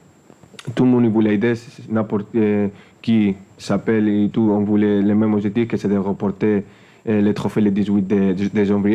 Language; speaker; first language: French; non-native, fluent; Spanish